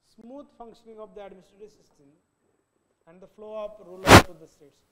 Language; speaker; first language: English; non-native, local second language; Marathi